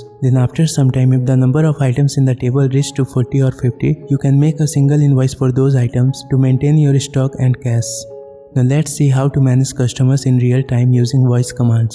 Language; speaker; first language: English; non-native, local second language; Hindi